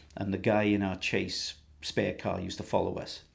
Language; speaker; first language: English; native; English